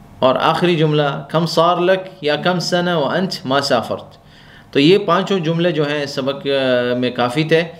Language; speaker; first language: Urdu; non-native, local second language; Pashto